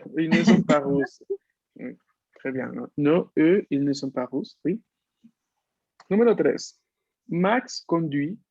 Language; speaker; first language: French; non-native, fluent; Spanish